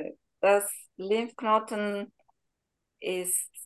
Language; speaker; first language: German; non-native, learner; Turkish